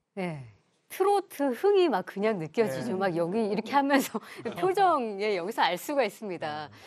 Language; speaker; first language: Korean; native; Korean